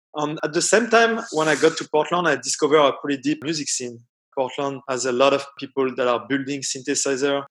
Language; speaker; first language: English; non-native, fluent; French